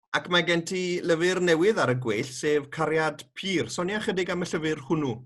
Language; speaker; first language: Welsh; native; Welsh